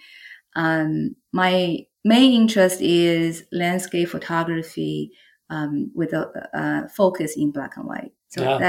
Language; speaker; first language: English; non-native, fluent; Chinese